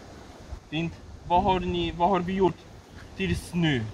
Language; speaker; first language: Swedish; non-native, fluent; Polish